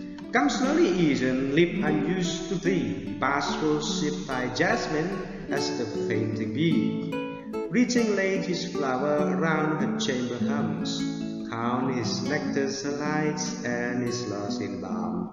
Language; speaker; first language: English; non-native, fluent; Indonesian